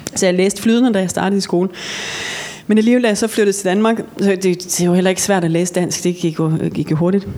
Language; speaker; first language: Danish; early bilingual, other home language; Norwegian